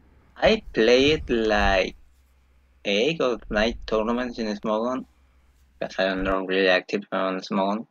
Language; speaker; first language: English; non-native, fluent; Spanish